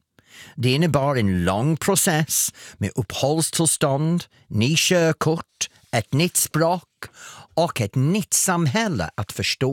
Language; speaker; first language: Swedish; non-native, fluent; English